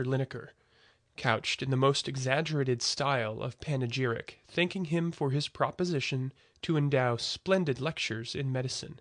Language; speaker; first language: English; native; English